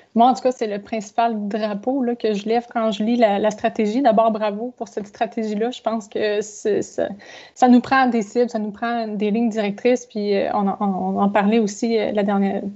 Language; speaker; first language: French; native; French